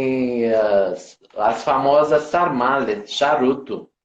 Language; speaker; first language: Portuguese; non-native, fluent; Romanian